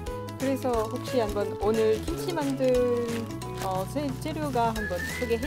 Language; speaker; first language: Korean; non-native, learner; French